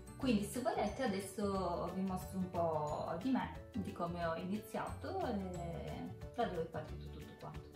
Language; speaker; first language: Italian; native; Italian